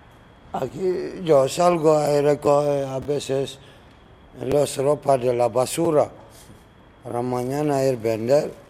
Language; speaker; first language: Spanish; non-native, learner; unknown